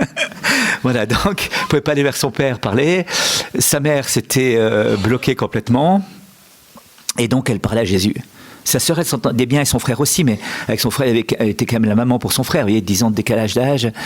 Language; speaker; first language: French; native; French